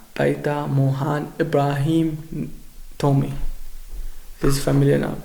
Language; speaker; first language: German; non-native, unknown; Arabic